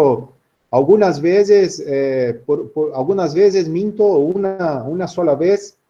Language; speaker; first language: Spanish; non-native, learner; Portuguese